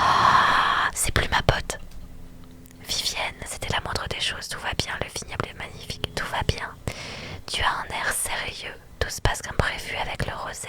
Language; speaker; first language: French; native; French